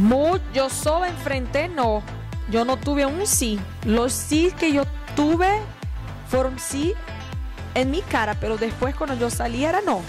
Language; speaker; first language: Spanish; non-native, fluent; Portuguese